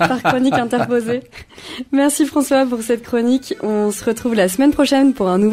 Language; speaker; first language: French; native; French